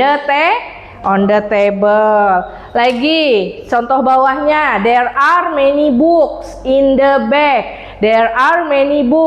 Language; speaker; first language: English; non-native, learner; Indonesian